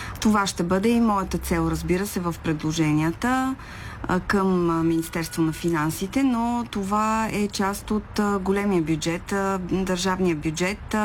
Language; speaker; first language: Bulgarian; native; Bulgarian